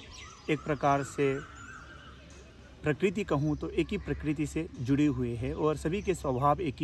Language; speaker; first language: Hindi; non-native, local second language; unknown